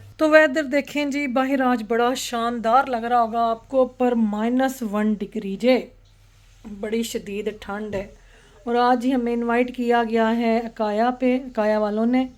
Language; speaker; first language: Urdu; non-native, local second language; Punjabi